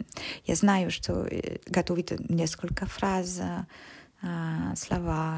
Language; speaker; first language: Russian; non-native, learner; French